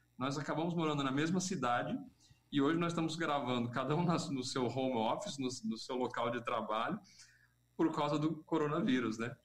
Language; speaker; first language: Portuguese; native; Portuguese